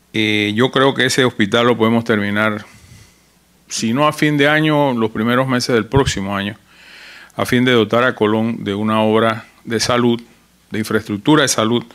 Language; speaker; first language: Spanish; native; Spanish